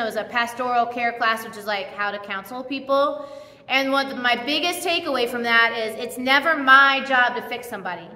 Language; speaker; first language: English; native; English